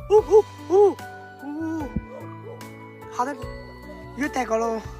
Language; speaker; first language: Chinese; native; Chinese